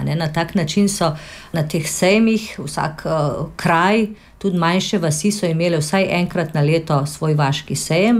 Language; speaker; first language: Slovenian; native; Slovenian